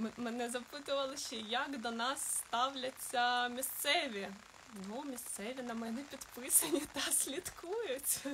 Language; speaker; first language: Ukrainian; non-native, local second language; Russian